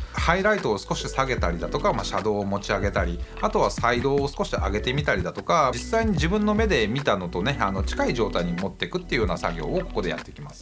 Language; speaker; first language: Japanese; native; Japanese